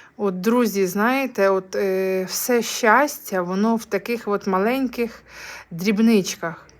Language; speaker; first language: Ukrainian; native; Ukrainian